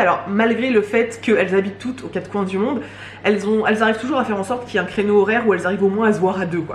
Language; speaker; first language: French; native; French